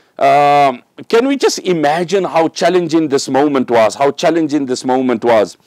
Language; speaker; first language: English; native; English